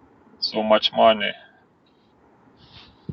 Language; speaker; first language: English; non-native, learner; Russian